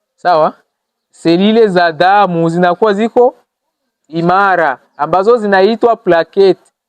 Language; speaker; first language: Swahili; non-native, local second language; Rundi